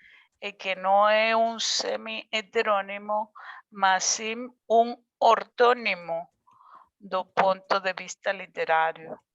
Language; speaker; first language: Portuguese; non-native, learner; Spanish